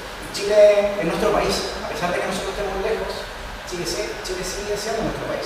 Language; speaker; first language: Spanish; native; Spanish